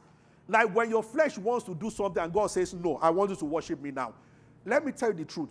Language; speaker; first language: English; non-native, local second language; Yoruba